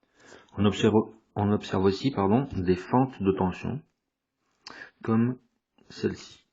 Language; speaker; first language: French; native; French